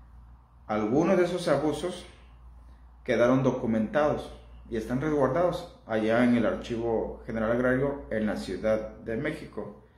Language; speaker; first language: Spanish; native; Spanish